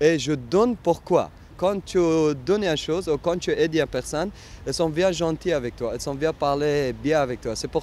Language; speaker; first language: French; non-native, learner; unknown